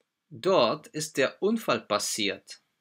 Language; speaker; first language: German; non-native, fluent; Polish